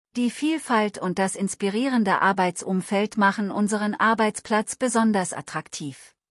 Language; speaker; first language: German; non-native, learner; Telugu